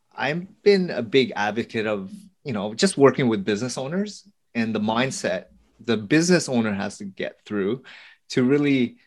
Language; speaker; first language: English; early bilingual, other home language; Vietnamese